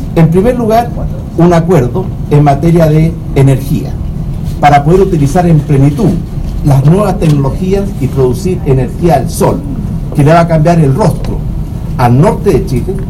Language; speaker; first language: Spanish; native; Spanish